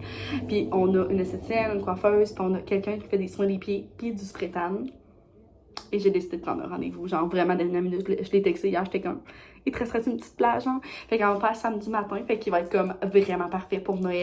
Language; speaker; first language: French; native; French